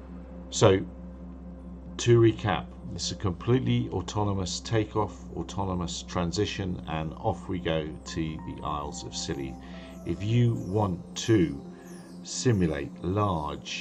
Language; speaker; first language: English; native; English